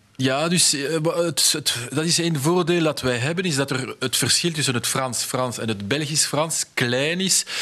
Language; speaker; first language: Dutch; non-native, local second language; French